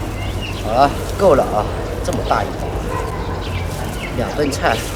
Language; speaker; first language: Chinese; native; Chinese